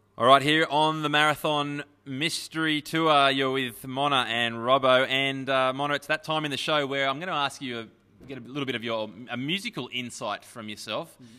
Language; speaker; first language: English; native; English